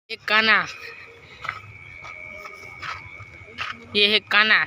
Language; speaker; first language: Hindi; non-native, local second language; Gujarati